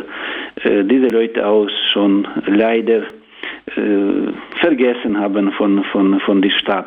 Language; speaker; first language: German; non-native, learner; Ukrainian